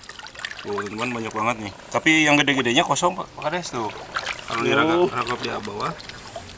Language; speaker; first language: Indonesian; non-native, local second language; Sundanese